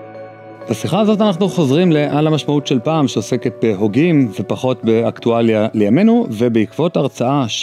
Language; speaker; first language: Hebrew; native; Hebrew